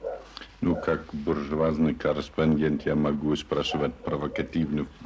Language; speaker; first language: Russian; non-native, learner; German